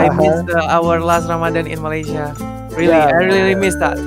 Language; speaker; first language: English; non-native, learner; Indonesian